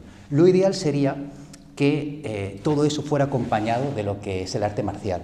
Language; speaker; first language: Spanish; early bilingual, other home language; Korean